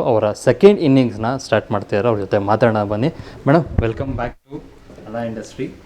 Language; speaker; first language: Kannada; native; Kannada